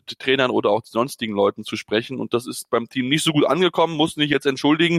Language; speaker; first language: German; native; German